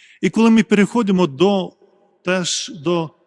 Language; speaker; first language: Ukrainian; non-native, fluent; Lithuanian